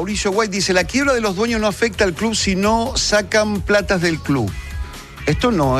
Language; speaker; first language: Spanish; native; Spanish